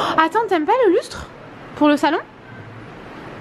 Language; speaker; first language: French; native; French